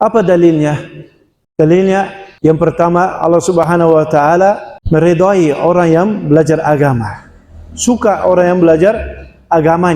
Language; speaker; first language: Indonesian; non-native, fluent; Dutch